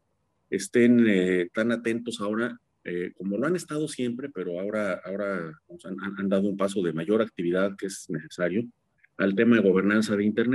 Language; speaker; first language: Spanish; native; Spanish